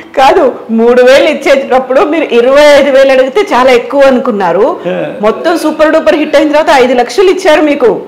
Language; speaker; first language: Telugu; native; Telugu